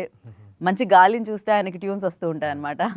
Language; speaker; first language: Telugu; native; Telugu